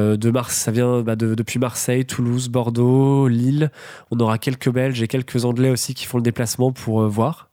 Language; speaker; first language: French; native; French